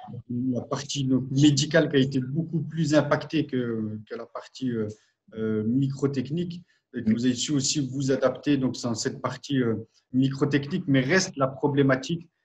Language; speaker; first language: French; native; French